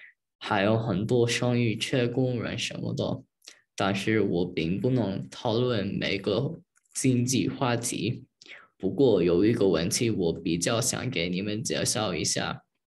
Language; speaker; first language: Chinese; early bilingual, heritage; Chinese